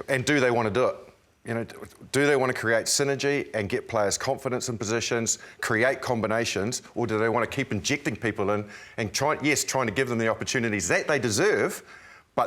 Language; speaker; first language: English; native; English